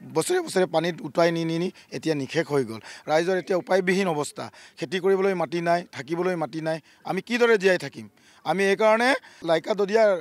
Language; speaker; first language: Assamese; native; Assamese